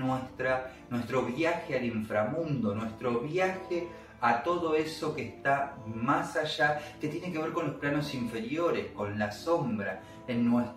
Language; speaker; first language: Spanish; native; Spanish